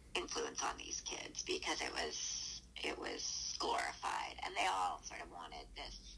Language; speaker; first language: English; native; English